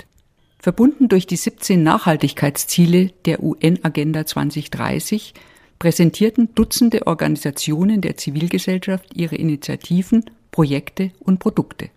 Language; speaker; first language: German; native; German